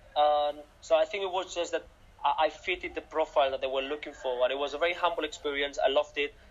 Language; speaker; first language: English; non-native, fluent; Catalan